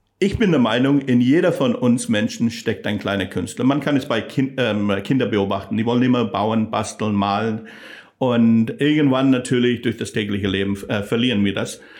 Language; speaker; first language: German; non-native, fluent; English